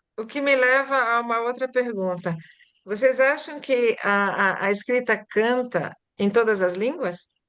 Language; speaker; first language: Portuguese; early bilingual, other home language; Italian